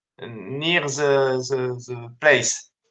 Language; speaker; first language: English; non-native, learner; French